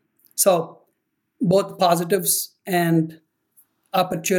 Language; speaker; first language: English; non-native, local second language; Telugu